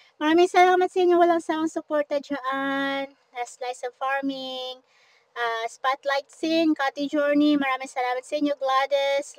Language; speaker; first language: Filipino; non-native, local second language; Hiligaynon